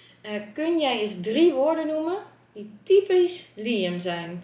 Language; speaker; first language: Dutch; native; Dutch